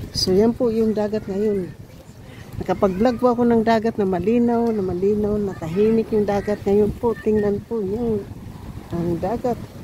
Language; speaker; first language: Filipino; non-native, local second language; Cebuano